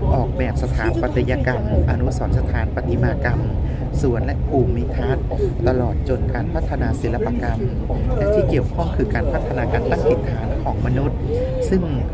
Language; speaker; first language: Thai; native; Thai